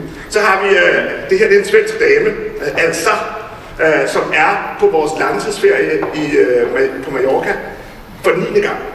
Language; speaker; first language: Danish; native; Danish